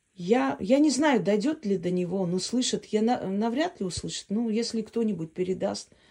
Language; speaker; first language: Russian; non-native, local second language; Armenian